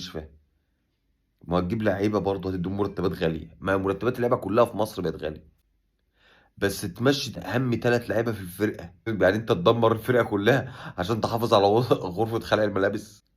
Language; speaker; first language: Arabic; native; Arabic